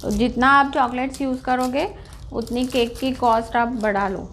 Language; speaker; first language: Hindi; non-native, local second language; Marathi